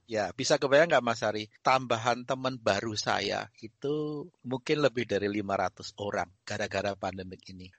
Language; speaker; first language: Indonesian; native; Indonesian